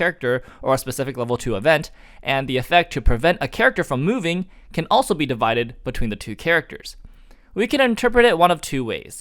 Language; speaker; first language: English; native; English